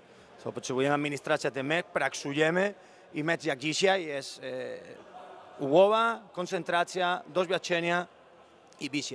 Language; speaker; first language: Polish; non-native, learner; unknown